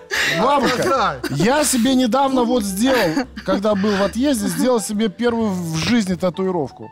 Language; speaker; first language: Russian; native; Russian